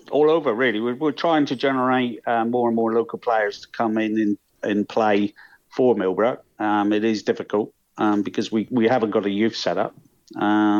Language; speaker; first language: English; native; English